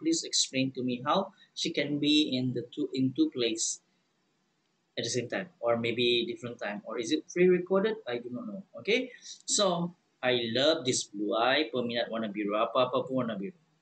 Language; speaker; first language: English; non-native, local second language; Malay